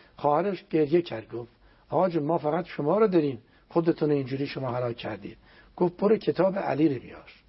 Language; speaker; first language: Persian; non-native, local second language; Azerbaijani